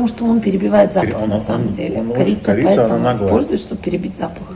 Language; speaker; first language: Russian; native; Russian